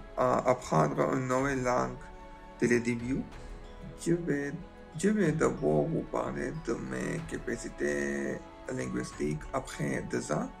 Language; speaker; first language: French; non-native, learner; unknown